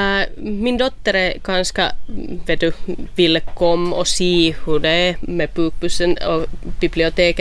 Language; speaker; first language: Swedish; non-native, local second language; Finnish